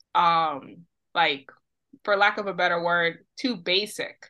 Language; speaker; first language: English; early bilingual, other home language; Spanish